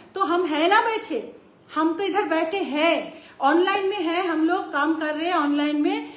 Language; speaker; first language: Hindi; non-native, local second language; Bangla